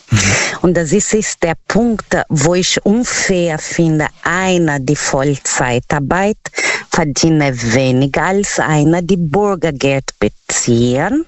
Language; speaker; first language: German; non-native, learner; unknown